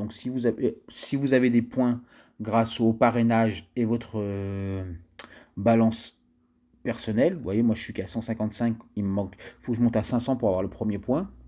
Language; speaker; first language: French; native; French